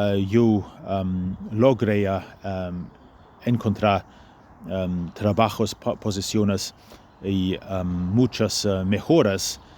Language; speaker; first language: Spanish; non-native, fluent; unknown